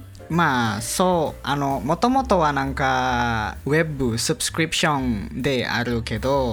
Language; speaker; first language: Japanese; non-native, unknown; Indonesian